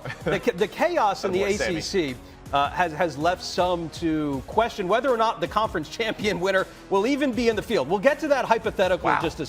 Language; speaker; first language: English; native; English